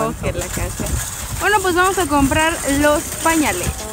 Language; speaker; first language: Spanish; native; Spanish